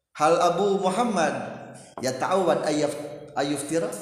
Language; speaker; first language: Arabic; non-native, fluent; Indonesian